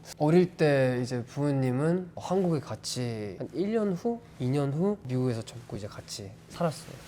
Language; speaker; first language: Korean; early bilingual, heritage; Korean